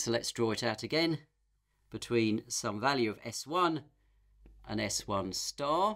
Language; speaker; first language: English; native; English